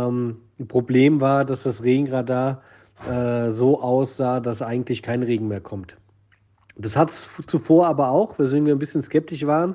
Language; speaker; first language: German; native; German